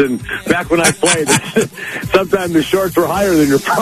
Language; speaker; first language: English; native; English